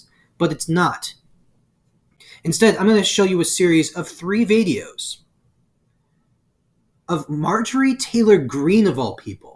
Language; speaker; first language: English; native; English